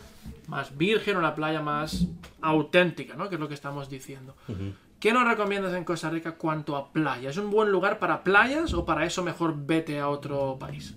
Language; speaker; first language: Spanish; native; Spanish